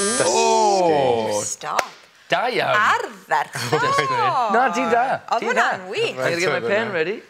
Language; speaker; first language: Welsh; native; Welsh